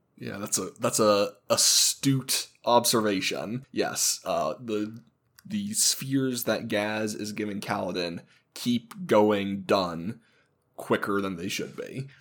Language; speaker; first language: English; native; English